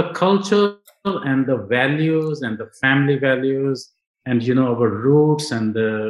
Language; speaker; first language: English; non-native, local second language; Punjabi